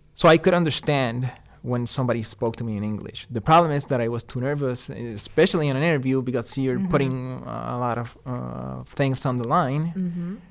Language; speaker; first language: English; non-native, fluent; Spanish